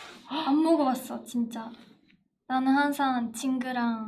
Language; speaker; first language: Korean; non-native, fluent; Japanese